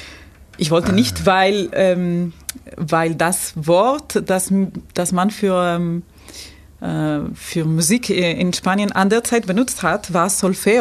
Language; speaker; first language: German; non-native, fluent; Spanish